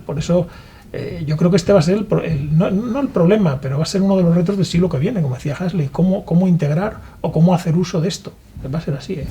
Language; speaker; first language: Spanish; native; Spanish